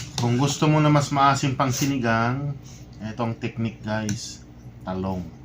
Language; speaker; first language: Filipino; native; Filipino